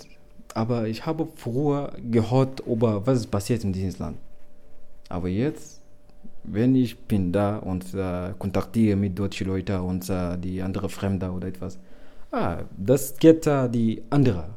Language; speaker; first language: German; non-native, learner; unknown